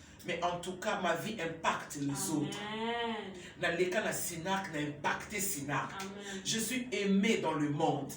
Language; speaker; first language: French; non-native, local second language; Lingala